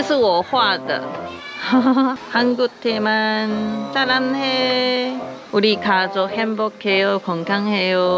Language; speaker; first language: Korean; non-native, learner; Chinese